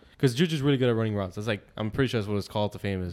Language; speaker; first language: English; native; English